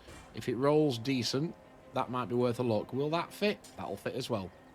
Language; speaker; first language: English; native; English